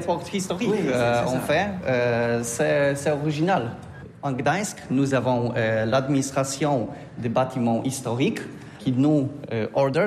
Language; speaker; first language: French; non-native, learner; Polish